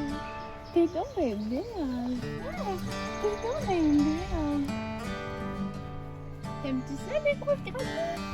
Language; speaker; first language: French; native; French